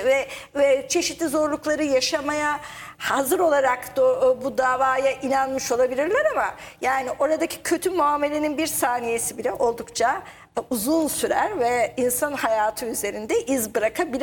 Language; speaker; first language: Turkish; native; Turkish